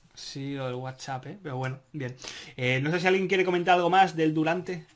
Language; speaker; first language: Spanish; native; Spanish